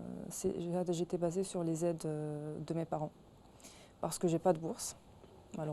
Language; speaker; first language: French; non-native, local second language; Arabic